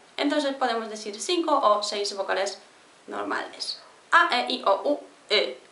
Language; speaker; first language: Spanish; non-native, fluent; Polish